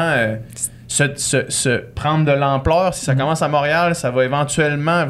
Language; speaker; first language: French; native; French